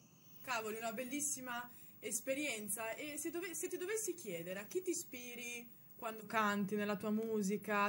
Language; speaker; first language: Italian; native; Italian